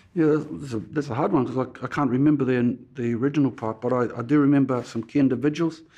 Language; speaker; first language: English; native; English